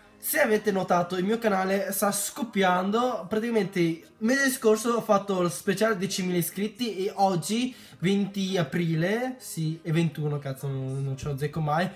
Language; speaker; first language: Italian; early bilingual, other home language; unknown